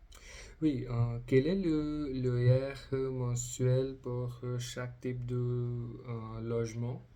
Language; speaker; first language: French; non-native, learner; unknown